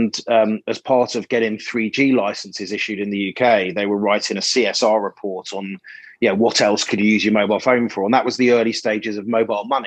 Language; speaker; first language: English; native; English